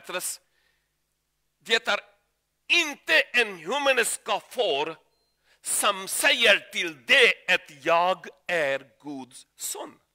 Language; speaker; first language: Swedish; non-native, learner; Urdu